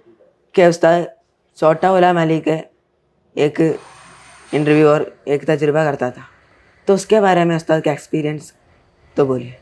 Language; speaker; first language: Hindi; non-native, learner; Malayalam